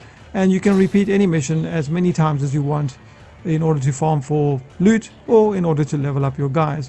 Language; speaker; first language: English; native; English